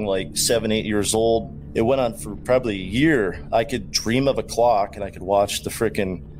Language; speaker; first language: English; native; English